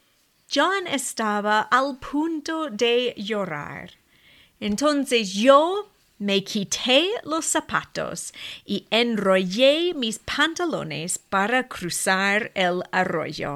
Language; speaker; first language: Spanish; non-native, fluent; English